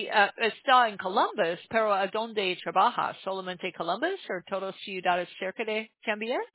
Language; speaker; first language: Spanish; non-native, learner; English